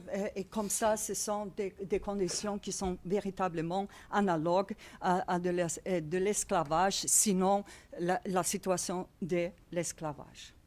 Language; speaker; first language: French; non-native, fluent; Portuguese